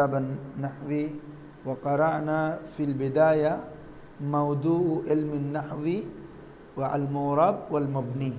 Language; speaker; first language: Arabic; non-native, fluent; Bangla